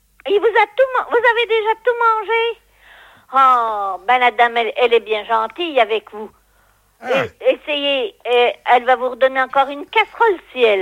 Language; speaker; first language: French; native; French